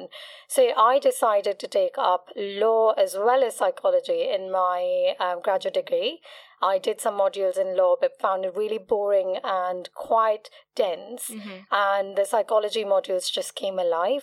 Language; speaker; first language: English; non-native, local second language; Kachhi